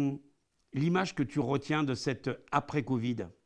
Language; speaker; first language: French; native; French